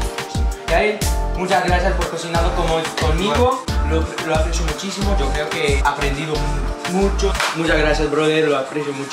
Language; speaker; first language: Spanish; non-native, learner; English